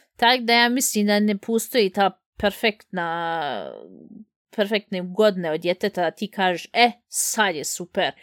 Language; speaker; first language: Bosnian; early bilingual, heritage; Bosnian